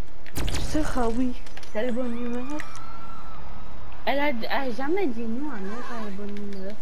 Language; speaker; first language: French; non-native, local second language; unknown